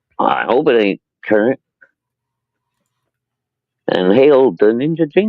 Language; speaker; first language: English; native; English